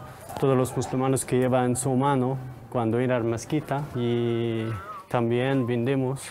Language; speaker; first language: Spanish; non-native, learner; Arabic